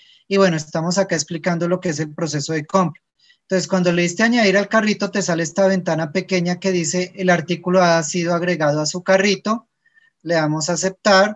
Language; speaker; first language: Spanish; native; Spanish